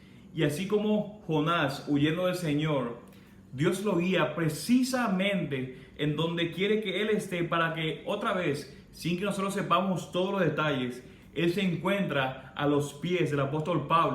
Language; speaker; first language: Spanish; native; Spanish